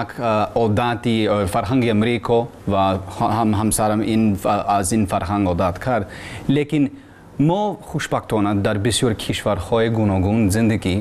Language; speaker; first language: Persian; non-native, fluent; English